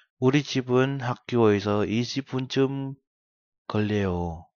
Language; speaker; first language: Korean; non-native, fluent; Vietnamese